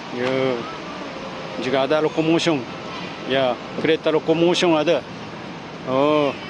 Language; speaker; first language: Malay; non-native, learner; Japanese